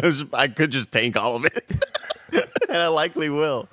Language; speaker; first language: English; native; English